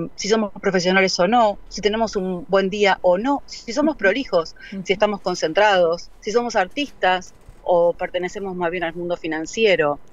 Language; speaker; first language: Spanish; native; Spanish